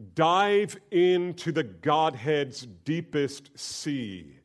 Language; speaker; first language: English; native; English